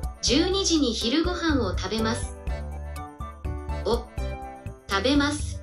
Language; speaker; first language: Japanese; non-native, learner; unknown